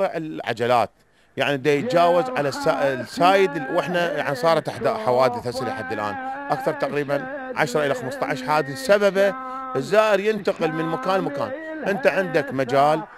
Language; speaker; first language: Arabic; native; Arabic